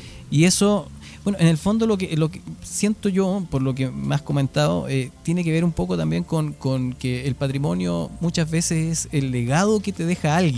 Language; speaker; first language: Spanish; native; Spanish